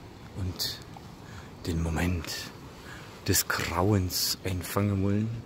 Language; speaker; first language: German; native; German